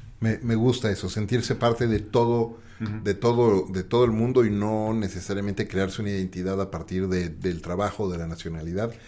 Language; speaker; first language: Spanish; native; Spanish